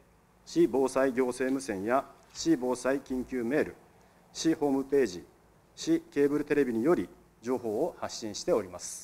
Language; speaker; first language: Japanese; native; Japanese